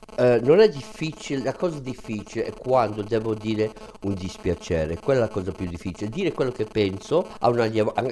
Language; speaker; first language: Italian; non-native, fluent; English